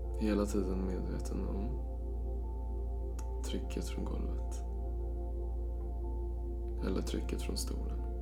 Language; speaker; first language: Swedish; early bilingual, other home language; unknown